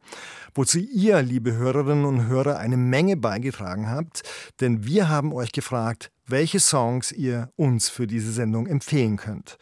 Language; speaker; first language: German; native; German